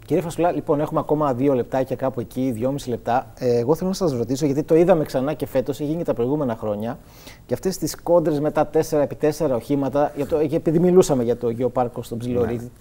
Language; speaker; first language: Greek; native; Greek